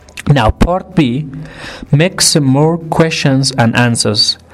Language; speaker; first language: English; non-native, fluent; Persian